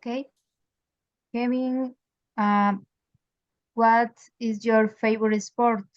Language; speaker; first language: English; non-native, learner; Spanish